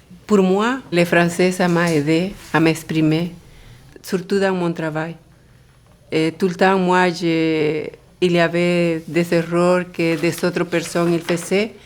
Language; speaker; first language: French; non-native, local second language; Spanish